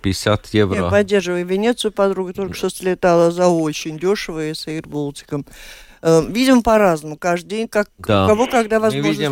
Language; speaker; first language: Russian; native; Russian